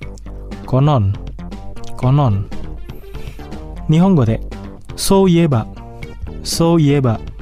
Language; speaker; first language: Japanese; non-native, fluent; Indonesian